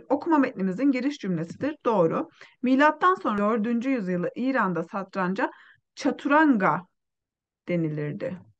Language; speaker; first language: Turkish; non-native, fluent; Uyghur